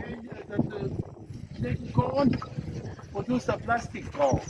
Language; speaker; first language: German; native; German